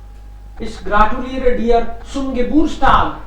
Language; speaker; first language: German; non-native, fluent; Hindi